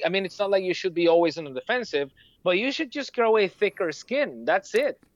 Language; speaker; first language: English; non-native, fluent; Spanish